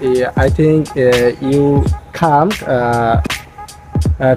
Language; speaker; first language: English; non-native, learner; Bangla